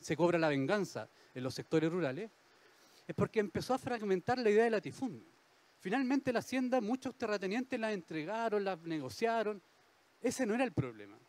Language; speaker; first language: Spanish; native; Spanish